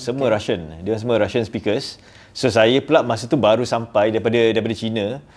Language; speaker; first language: Malay; native; Malay